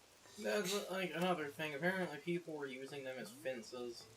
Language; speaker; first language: English; native; English